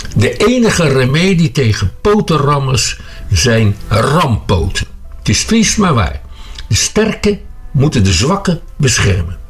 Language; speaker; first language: Dutch; native; Dutch